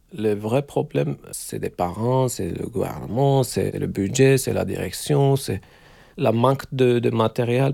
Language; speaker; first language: French; non-native, learner; Turkish